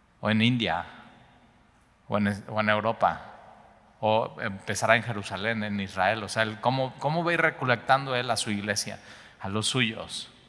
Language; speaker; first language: Spanish; native; Spanish